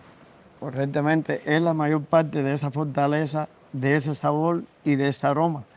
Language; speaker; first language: Spanish; native; Spanish